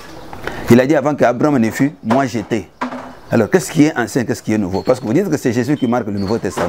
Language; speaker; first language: French; non-native, local second language; Luba-Lulua